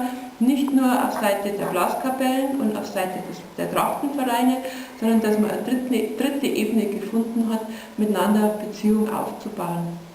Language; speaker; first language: German; native; German